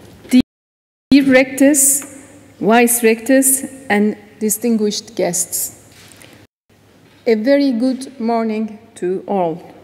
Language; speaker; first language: English; non-native, fluent; Turkish